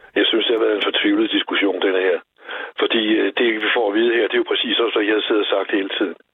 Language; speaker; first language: Danish; native; Danish